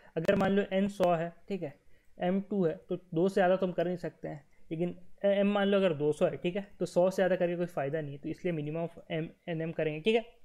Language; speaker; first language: Hindi; native; Hindi